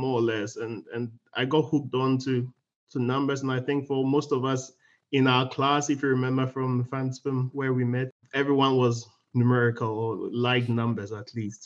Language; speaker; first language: English; non-native, local second language; Akan